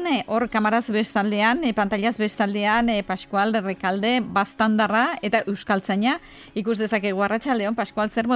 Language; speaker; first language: Basque; native; Basque